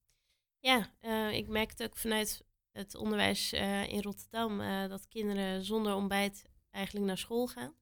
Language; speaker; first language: Dutch; native; Dutch